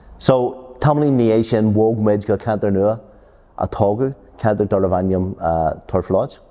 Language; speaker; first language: Irish; non-native, local second language; English